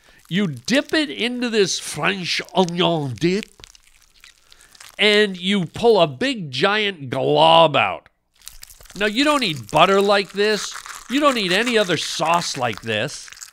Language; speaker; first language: English; native; English